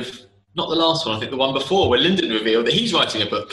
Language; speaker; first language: English; native; English